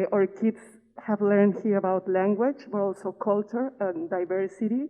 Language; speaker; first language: English; non-native, fluent; Spanish